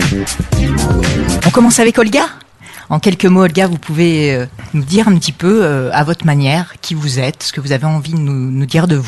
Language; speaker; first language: French; native; French